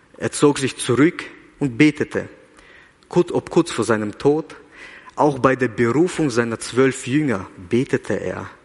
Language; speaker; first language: German; early bilingual, other home language; Russian